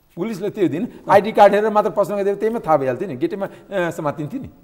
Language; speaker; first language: Nepali; non-native, local second language; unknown